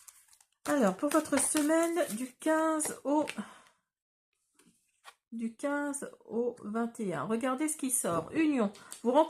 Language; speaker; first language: French; native; French